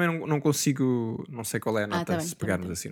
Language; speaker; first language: Portuguese; non-native, fluent; English